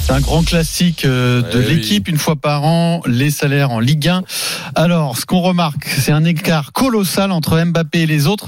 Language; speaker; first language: French; native; French